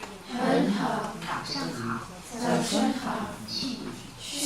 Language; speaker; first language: Chinese; non-native, learner; French